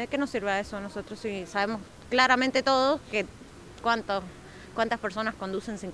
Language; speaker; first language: Spanish; native; Spanish